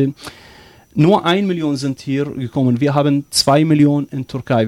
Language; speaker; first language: German; non-native, learner; Arabic